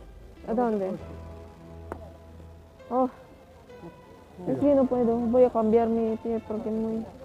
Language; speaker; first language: Spanish; non-native, learner; Filipino